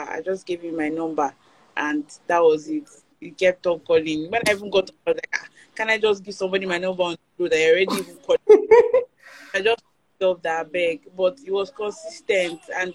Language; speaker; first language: English; non-native, local second language; Yoruba